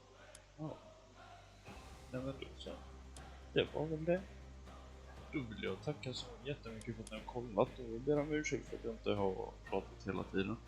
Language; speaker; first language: Swedish; native; Swedish